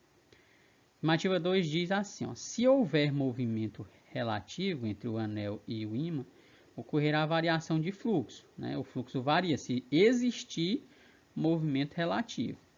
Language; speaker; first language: Portuguese; native; Portuguese